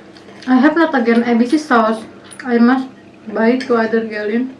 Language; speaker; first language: English; non-native, learner; Indonesian